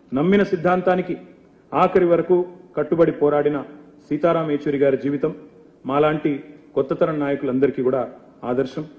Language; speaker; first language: Telugu; native; Telugu